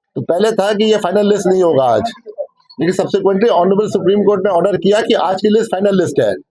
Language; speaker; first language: Hindi; non-native, local second language; Bangla